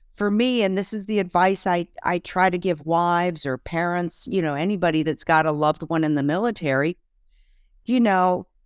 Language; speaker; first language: English; native; English